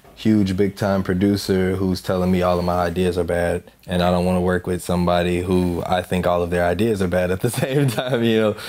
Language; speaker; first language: English; native; English